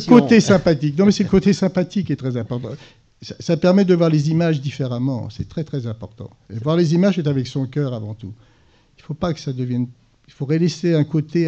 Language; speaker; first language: French; native; French